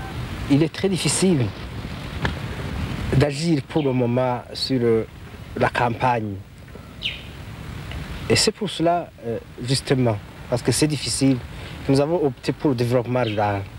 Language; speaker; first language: French; non-native, local second language; Rundi